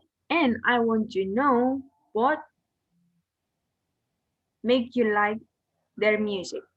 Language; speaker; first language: English; non-native, learner; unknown